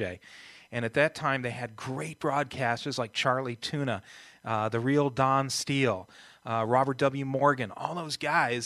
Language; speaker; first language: English; early bilingual, other home language; Italian